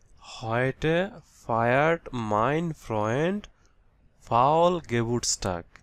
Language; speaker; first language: German; non-native, learner; Bangla